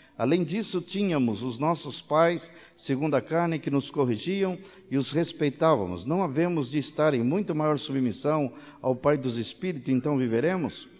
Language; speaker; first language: Portuguese; native; Portuguese